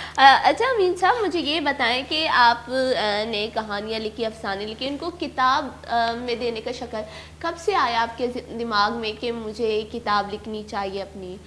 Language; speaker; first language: Urdu; non-native, local second language; Baluchi